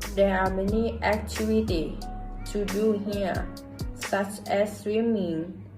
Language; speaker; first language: English; non-native, fluent; Thai